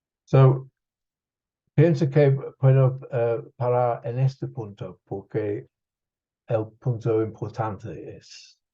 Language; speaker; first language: Spanish; non-native, fluent; English